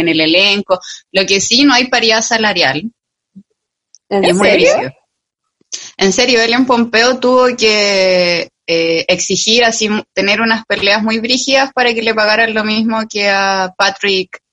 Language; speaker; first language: Spanish; native; Spanish